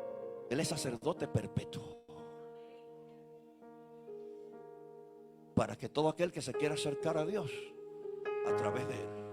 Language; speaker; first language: Spanish; native; Spanish